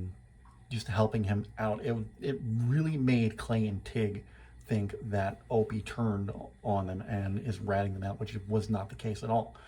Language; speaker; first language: English; native; English